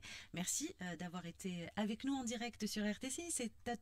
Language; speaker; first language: French; non-native, local second language; Arabic